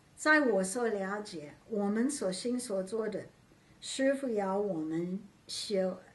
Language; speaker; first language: Chinese; non-native, fluent; English